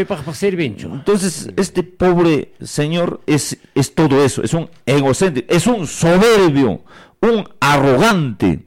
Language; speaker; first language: Spanish; native; Spanish